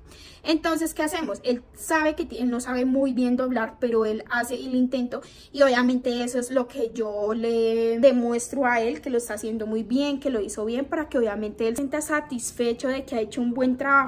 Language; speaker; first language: Spanish; native; Spanish